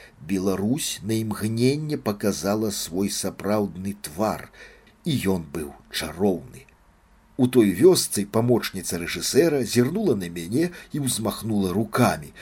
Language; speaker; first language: Belarusian; native; Belarusian